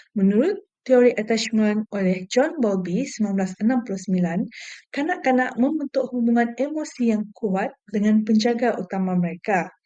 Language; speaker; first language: Malay; non-native, local second language; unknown